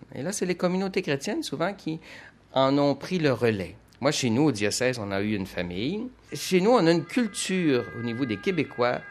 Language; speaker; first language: French; native; French